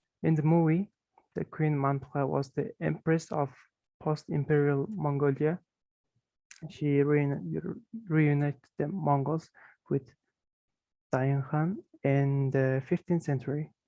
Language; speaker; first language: English; non-native, fluent; Mongolian